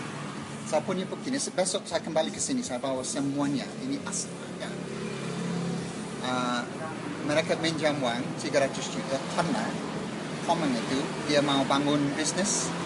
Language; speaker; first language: Indonesian; non-native, learner; English